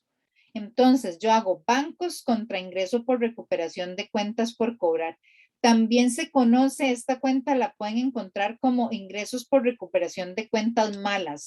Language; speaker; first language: Spanish; native; Spanish